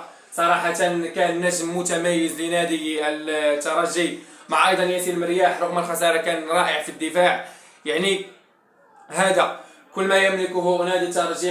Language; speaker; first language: Arabic; native; Arabic